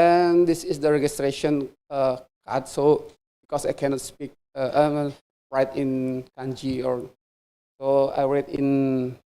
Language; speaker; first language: English; non-native, fluent; Indonesian